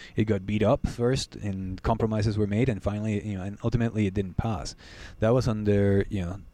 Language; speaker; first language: English; non-native, fluent; Spanish